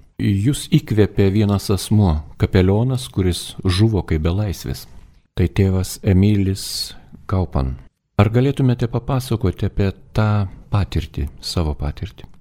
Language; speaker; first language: Lithuanian; native; Lithuanian